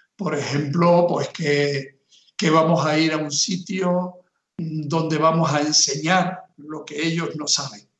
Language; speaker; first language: Spanish; native; Spanish